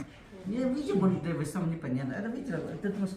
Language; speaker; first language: Russian; non-native, learner; Chinese